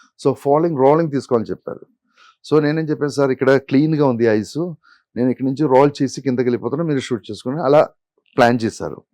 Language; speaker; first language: Telugu; non-native, fluent; Malayalam